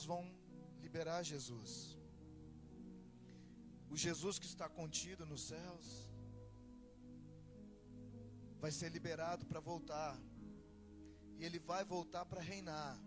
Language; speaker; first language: Portuguese; native; Portuguese